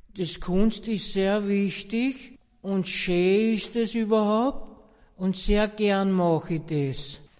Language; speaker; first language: German; native; German